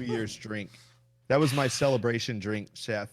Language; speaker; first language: English; native; English